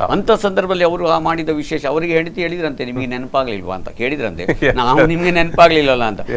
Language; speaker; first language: Kannada; non-native, local second language; Marathi